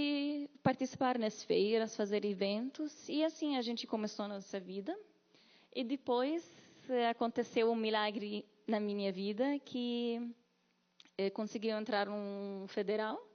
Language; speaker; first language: Portuguese; non-native, learner; Arabic